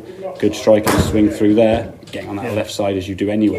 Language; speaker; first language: English; native; English